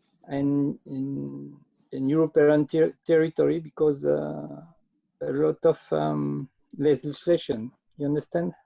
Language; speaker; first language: English; non-native, learner; French